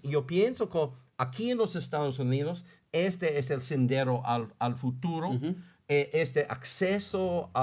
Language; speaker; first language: Spanish; non-native, fluent; English